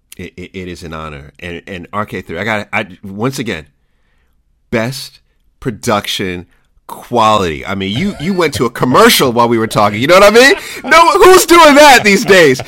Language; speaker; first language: English; native; English